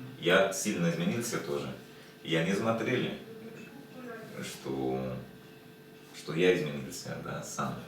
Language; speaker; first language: Russian; non-native, learner; Spanish